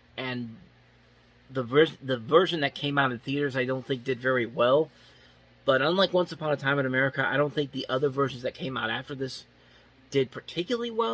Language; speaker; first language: English; native; English